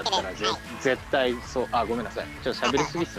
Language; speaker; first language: Japanese; native; Japanese